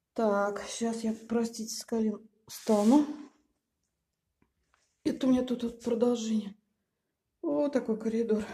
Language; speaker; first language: Russian; native; Russian